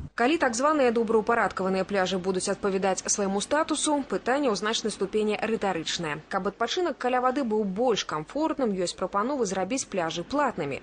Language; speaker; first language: Belarusian; native; Belarusian